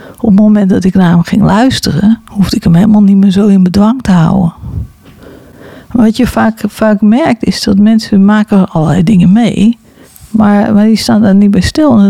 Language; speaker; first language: Dutch; native; Dutch